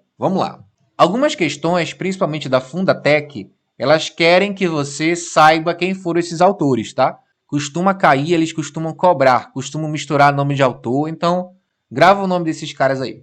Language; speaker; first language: Portuguese; native; Portuguese